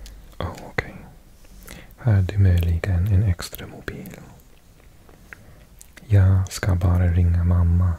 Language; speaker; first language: Swedish; non-native, learner; English